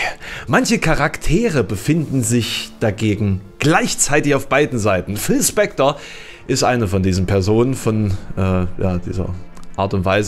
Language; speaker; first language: German; native; German